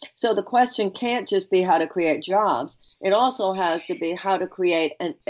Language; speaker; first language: English; native; English